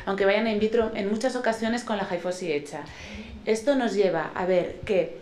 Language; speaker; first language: Spanish; native; Spanish